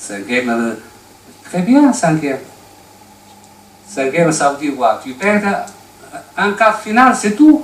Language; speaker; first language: French; non-native, learner; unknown